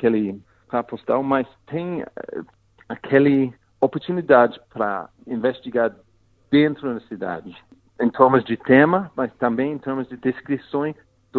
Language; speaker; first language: Portuguese; non-native, fluent; English